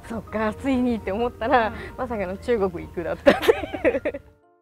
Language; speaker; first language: Japanese; native; Japanese